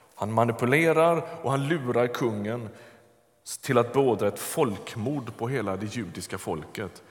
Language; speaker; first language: Swedish; native; Swedish